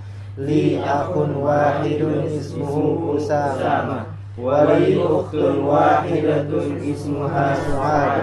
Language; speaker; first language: Arabic; non-native, learner; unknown